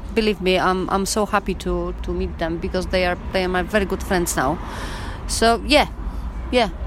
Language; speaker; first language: English; non-native, fluent; Polish